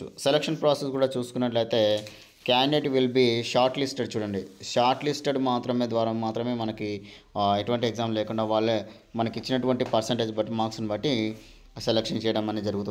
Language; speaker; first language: Telugu; native; Telugu